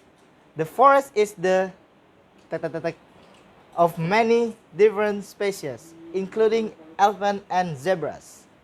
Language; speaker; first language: English; non-native, learner; Indonesian